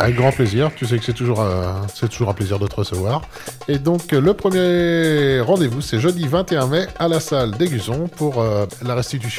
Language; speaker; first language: French; native; French